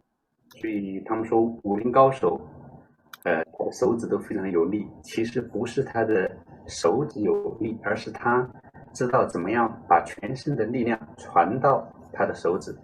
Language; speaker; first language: Chinese; native; Chinese